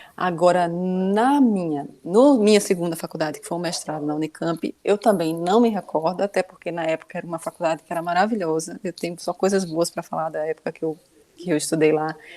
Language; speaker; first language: Portuguese; native; Portuguese